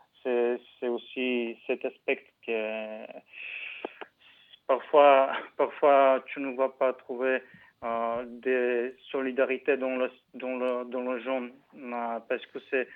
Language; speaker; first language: French; non-native, fluent; Bulgarian